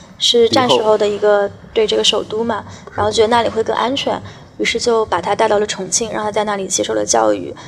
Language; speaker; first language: Chinese; native; Chinese